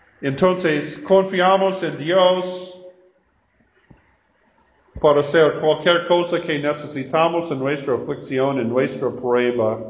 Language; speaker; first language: Spanish; non-native, learner; English